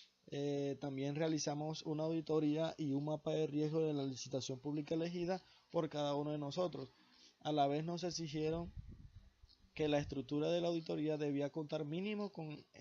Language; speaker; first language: Spanish; native; Spanish